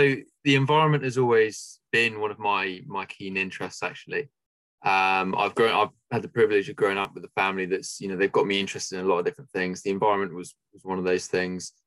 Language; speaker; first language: English; native; English